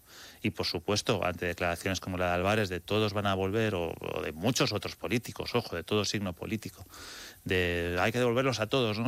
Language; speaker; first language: Spanish; native; Spanish